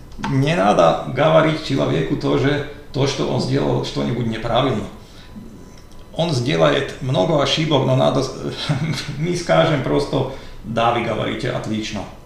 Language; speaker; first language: Russian; non-native, learner; Slovak